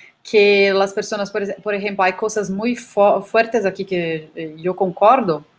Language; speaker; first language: Spanish; non-native, fluent; Portuguese